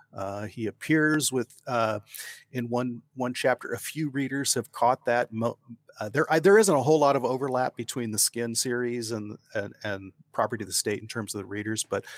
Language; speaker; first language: English; native; English